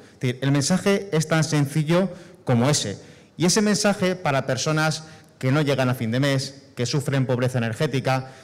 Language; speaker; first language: Spanish; native; Spanish